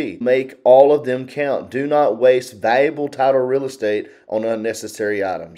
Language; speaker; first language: English; native; English